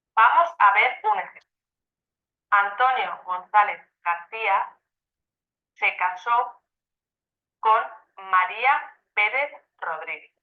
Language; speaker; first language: Spanish; non-native, learner; Ukrainian